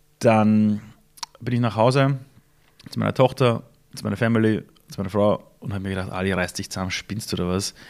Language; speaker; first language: German; early bilingual, other home language; Persian